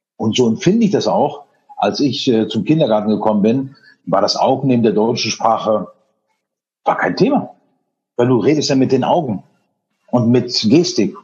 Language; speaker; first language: German; early bilingual, other home language; Spanish